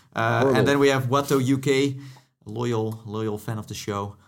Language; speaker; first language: English; non-native, fluent; Dutch